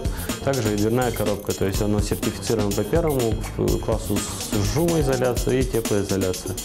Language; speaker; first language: Russian; native; Russian